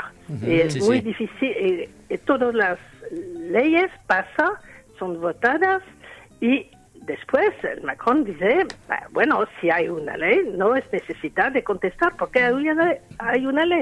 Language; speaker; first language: Spanish; non-native, learner; French